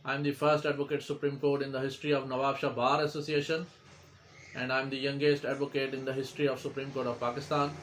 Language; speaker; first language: English; non-native, local second language; Urdu